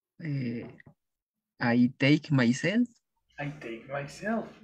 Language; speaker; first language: English; non-native, learner; Spanish